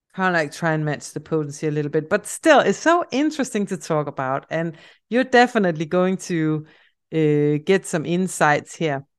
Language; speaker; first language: English; non-native, fluent; Danish